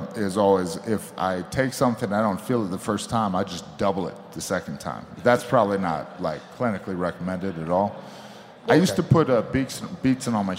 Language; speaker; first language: English; native; English